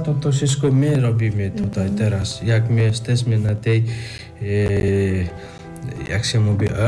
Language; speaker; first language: Polish; non-native, learner; Nepali